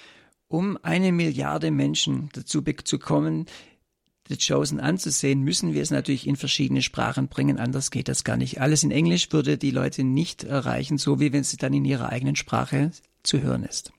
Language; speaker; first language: German; native; German